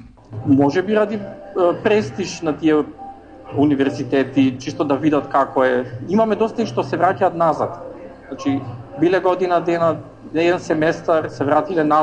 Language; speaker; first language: Macedonian; early bilingual, heritage; Macedonian